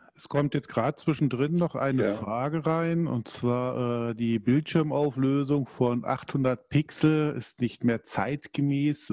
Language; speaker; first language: German; native; German